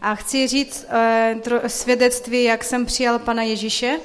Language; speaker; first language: Czech; non-native, fluent; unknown